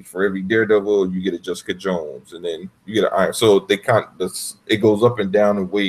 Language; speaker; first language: English; native; English